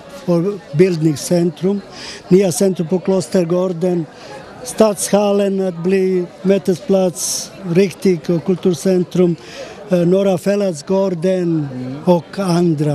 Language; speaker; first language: Swedish; non-native, fluent; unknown